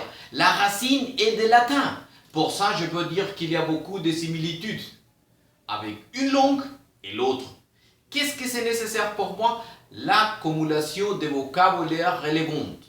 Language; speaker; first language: French; non-native, fluent; Spanish